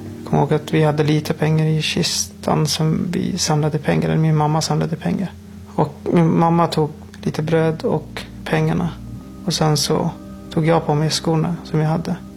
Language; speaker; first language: Swedish; non-native, fluent; Persian